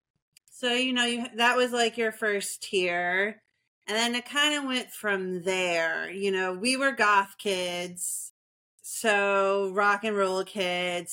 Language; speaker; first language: English; native; English